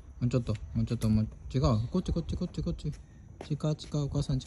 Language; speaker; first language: Japanese; native; Japanese